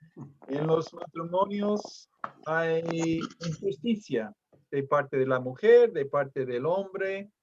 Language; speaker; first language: Spanish; non-native, fluent; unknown